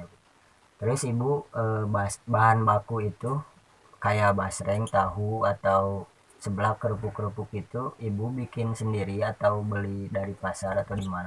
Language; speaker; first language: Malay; non-native, local second language; Sundanese